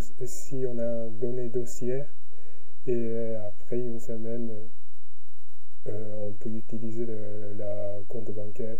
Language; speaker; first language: French; non-native, learner; Japanese